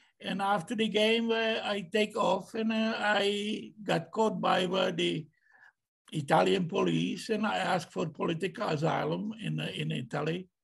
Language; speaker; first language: English; non-native, learner; Czech